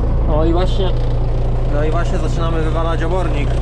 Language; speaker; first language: Polish; native; Polish